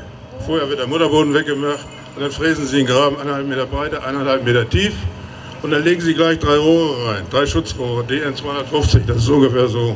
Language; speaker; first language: German; native; German